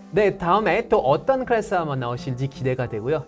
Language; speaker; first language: Korean; non-native, fluent; French